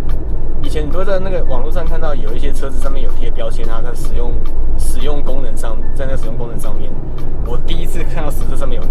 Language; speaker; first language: Chinese; native; Chinese